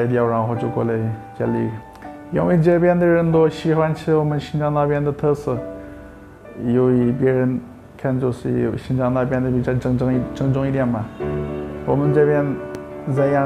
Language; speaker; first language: Chinese; non-native, local second language; Uyghur